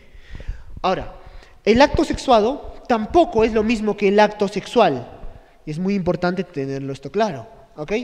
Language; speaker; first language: Spanish; native; Spanish